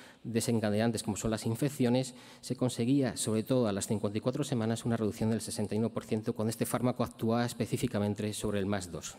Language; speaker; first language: Spanish; native; Spanish